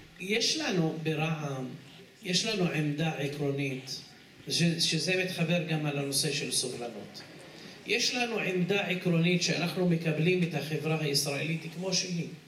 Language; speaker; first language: Hebrew; non-native, local second language; Arabic